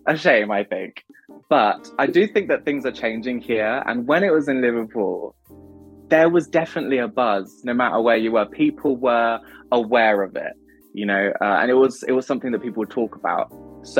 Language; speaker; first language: English; native; English